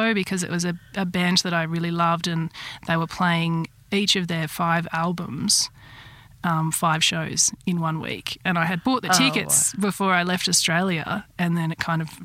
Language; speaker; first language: English; native; English